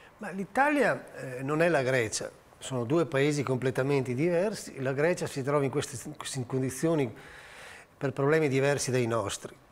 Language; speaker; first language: Italian; native; Italian